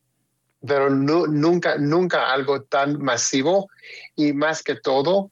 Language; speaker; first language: Spanish; early bilingual, heritage; Spanish